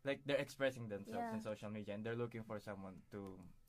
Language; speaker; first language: English; non-native, local second language; Filipino